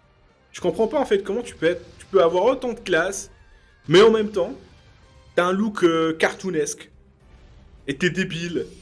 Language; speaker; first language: French; native; French